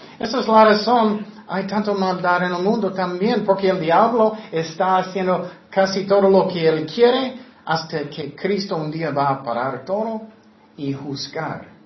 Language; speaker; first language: Spanish; non-native, fluent; English